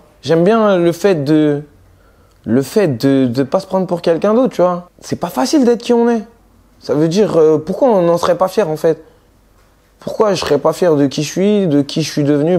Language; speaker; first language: French; native; French